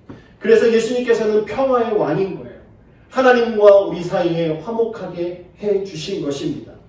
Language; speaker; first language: Korean; native; Korean